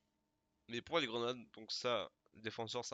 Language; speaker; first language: French; native; French